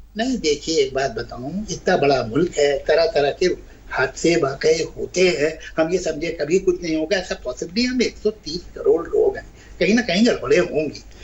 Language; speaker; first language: Hindi; native; Hindi